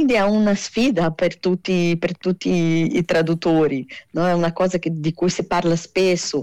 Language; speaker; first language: Italian; non-native, fluent; Portuguese